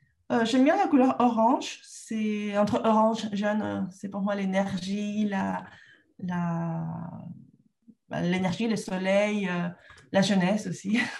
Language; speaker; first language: French; non-native, fluent; Spanish